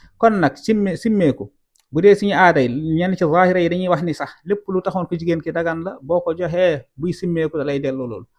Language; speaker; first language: Wolof; native; Wolof